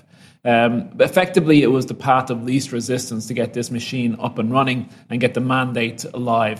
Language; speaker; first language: English; native; English